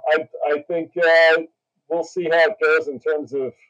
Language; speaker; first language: English; native; English